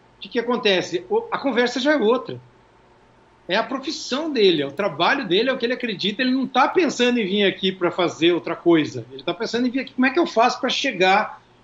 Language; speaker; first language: Portuguese; native; Portuguese